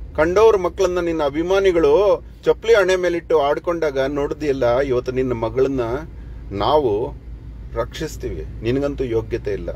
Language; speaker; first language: Kannada; native; Kannada